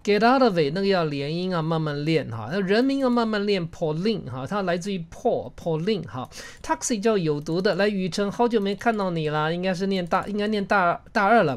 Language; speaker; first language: Chinese; native; Chinese